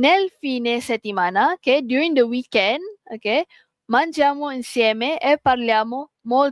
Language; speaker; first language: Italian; non-native, learner; Malay